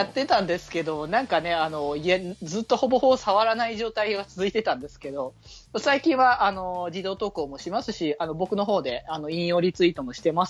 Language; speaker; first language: Japanese; native; Japanese